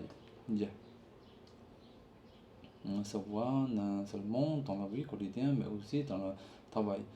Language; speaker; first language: French; non-native, learner; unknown